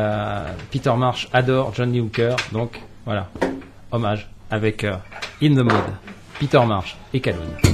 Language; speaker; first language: French; native; French